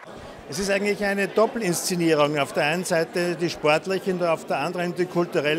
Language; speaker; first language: German; native; German